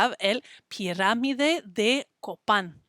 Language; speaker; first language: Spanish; non-native, fluent; English